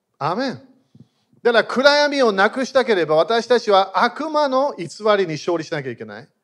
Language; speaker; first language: Japanese; non-native, fluent; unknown